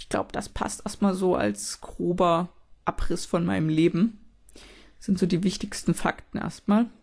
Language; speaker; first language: German; native; German